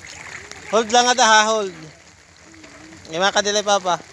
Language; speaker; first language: Filipino; non-native, local second language; Waray